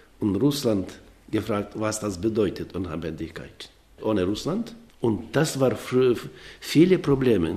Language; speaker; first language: German; non-native, learner; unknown